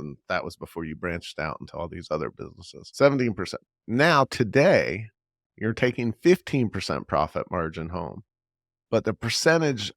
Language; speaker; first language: English; native; English